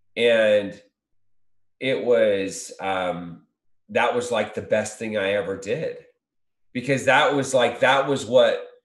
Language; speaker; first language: English; native; English